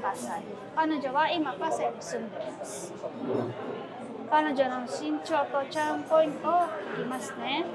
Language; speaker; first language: Japanese; non-native, fluent; Filipino